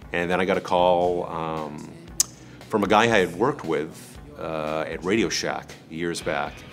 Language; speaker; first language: English; native; English